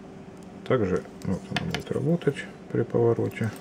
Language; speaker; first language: Russian; native; Russian